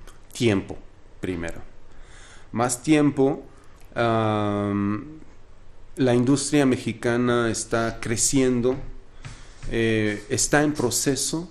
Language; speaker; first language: Spanish; non-native, fluent; Arabic